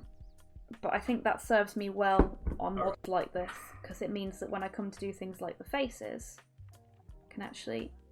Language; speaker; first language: English; native; English